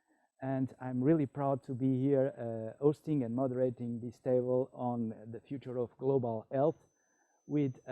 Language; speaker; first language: English; non-native, fluent; Portuguese